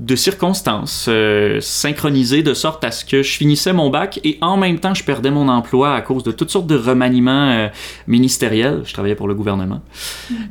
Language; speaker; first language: French; native; French